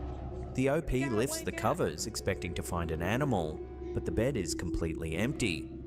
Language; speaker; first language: English; native; English